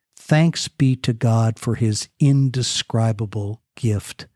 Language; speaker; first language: English; native; English